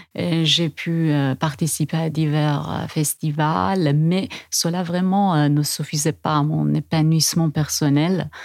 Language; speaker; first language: French; non-native, fluent; Persian